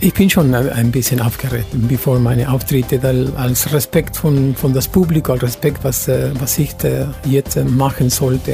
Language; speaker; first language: German; non-native, fluent; Spanish